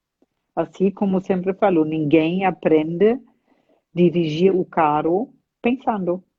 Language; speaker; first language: Portuguese; non-native, fluent; German